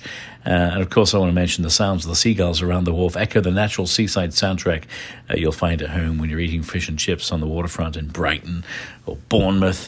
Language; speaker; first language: English; native; English